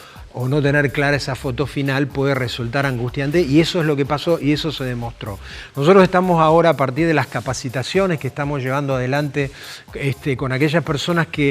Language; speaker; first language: Spanish; native; Spanish